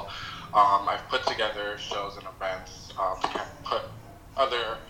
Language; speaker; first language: English; non-native, local second language; Yoruba